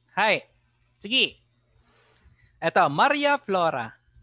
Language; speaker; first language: Japanese; non-native, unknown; Filipino